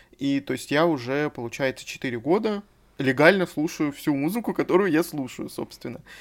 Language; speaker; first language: Russian; native; Russian